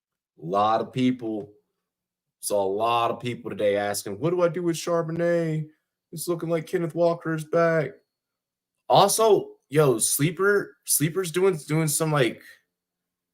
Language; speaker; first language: English; native; English